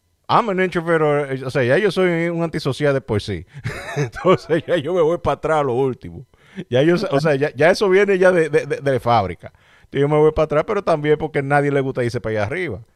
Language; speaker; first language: Spanish; native; Spanish